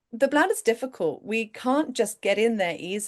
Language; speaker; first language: English; native; English